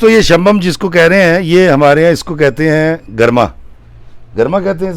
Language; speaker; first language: Hindi; non-native, local second language; Punjabi